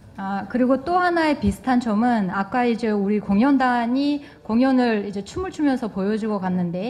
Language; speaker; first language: Korean; non-native, fluent; Kyrgyz